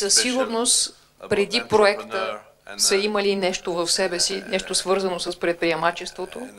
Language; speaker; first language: Bulgarian; native; Bulgarian